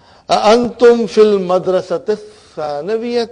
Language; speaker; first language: Arabic; non-native, fluent; Urdu